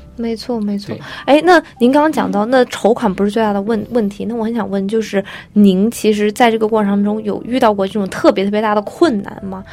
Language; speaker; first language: Chinese; native; Chinese